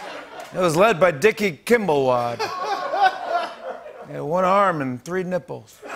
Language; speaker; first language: English; native; English